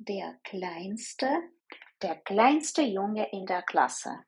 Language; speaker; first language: German; non-native, fluent; Ukrainian